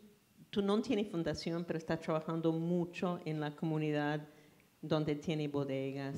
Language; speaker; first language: Spanish; non-native, fluent; English